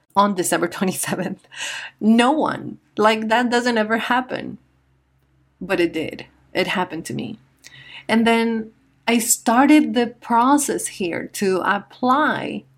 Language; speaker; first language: English; non-native, fluent; Spanish